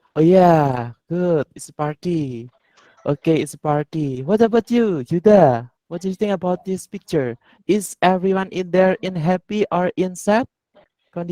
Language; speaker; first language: English; non-native, learner; Indonesian